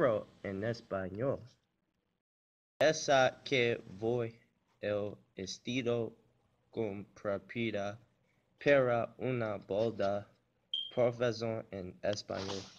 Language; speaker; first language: Spanish; non-native, learner; English